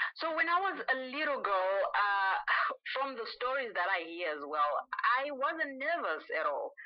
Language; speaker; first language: English; non-native, local second language; Shona